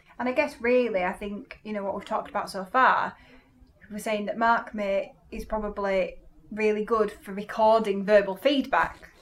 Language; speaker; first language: English; native; English